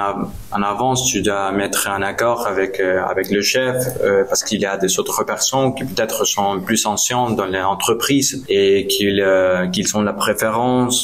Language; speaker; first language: French; non-native, learner; Spanish